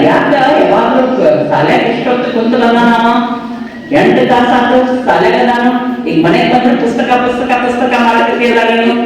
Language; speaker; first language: Kannada; non-native, local second language; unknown